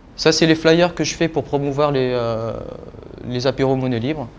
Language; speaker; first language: French; native; French